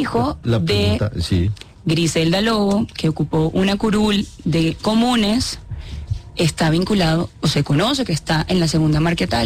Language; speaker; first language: Spanish; native; Spanish